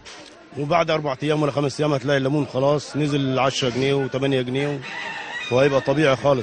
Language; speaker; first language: Arabic; native; Arabic